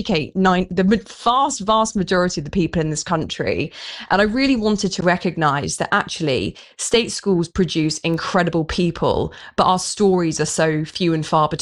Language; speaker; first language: English; native; English